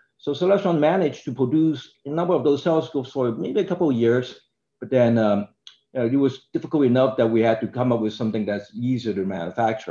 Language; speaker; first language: English; non-native, local second language; Cantonese